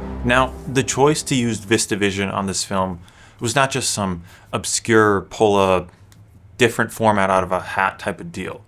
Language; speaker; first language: English; native; English